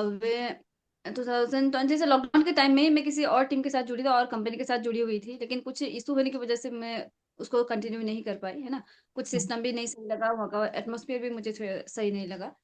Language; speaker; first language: Hindi; non-native, local second language; Assamese